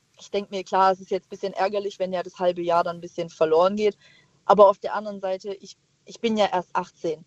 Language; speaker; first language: German; native; German